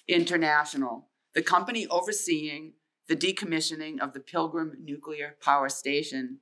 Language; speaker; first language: English; native; English